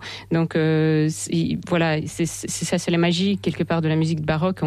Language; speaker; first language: French; non-native, fluent; Russian